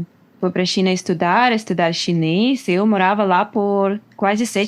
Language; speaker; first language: Portuguese; non-native, learner; Russian